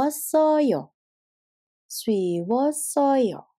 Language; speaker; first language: Korean; non-native, fluent; Indonesian